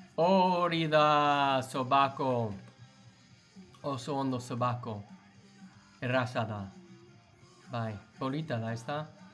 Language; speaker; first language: Basque; non-native, learner; English